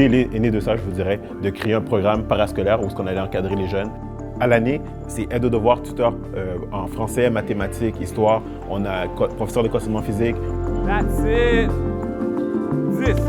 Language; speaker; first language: French; native; French